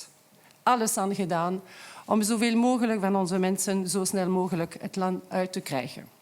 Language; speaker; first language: Dutch; non-native, local second language; French